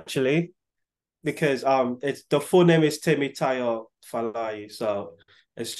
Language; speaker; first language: English; non-native, local second language; Yoruba